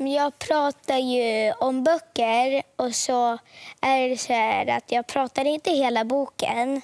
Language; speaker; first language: Swedish; early bilingual, other home language; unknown